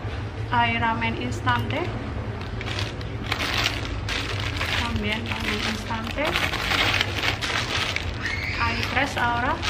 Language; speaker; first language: Spanish; non-native, learner; Indonesian